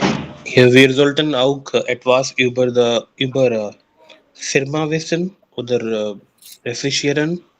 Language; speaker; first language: German; non-native, learner; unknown